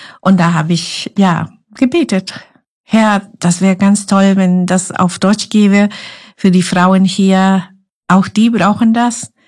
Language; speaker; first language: German; non-native, fluent; Spanish